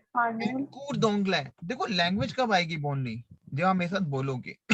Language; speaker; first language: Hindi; native; Hindi